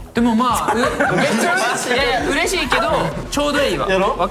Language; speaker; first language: Japanese; native; Japanese